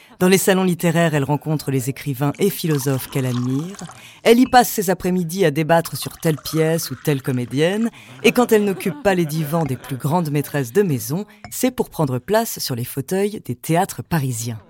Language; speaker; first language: French; native; French